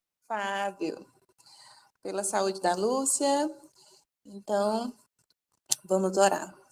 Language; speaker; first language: Portuguese; native; Portuguese